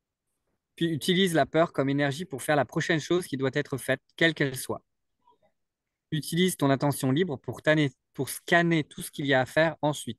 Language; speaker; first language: French; native; French